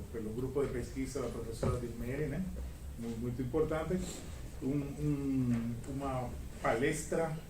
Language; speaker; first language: Portuguese; non-native, fluent; Spanish